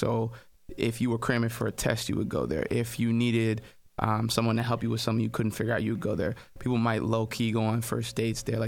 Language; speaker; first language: English; native; English